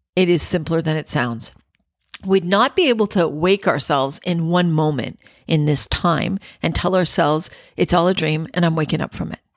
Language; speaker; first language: English; native; English